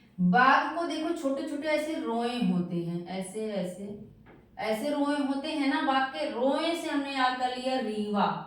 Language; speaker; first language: Hindi; native; Hindi